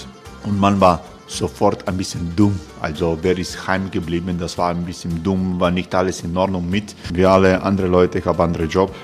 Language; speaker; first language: German; non-native, fluent; Croatian